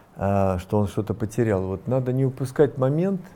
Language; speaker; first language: Russian; native; Russian